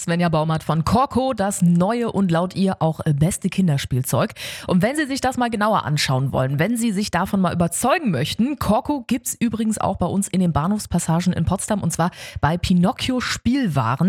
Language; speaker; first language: German; native; German